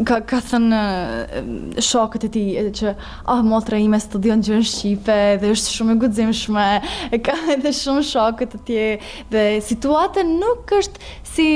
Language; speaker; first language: Albanian; non-native, learner; Serbian